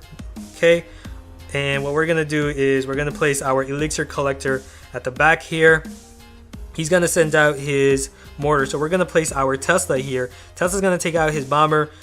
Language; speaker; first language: English; native; English